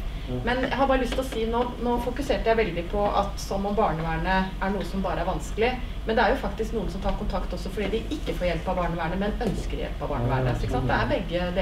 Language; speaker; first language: Norwegian; native; Norwegian